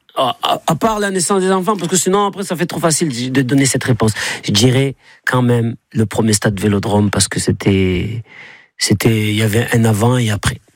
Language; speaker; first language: French; native; French